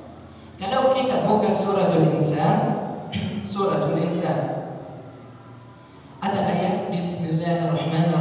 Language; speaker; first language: Indonesian; non-native, learner; Arabic